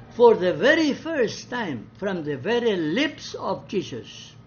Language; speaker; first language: English; non-native, local second language; Cebuano